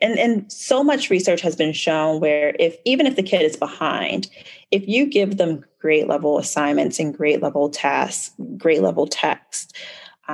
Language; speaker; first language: English; native; English